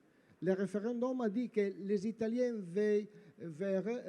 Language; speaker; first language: French; non-native, learner; Italian